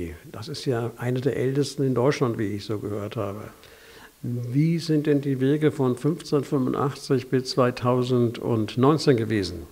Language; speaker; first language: German; native; German